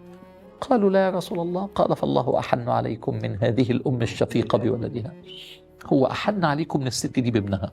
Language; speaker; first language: Arabic; native; Arabic